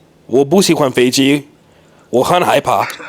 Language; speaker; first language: Chinese; non-native, learner; English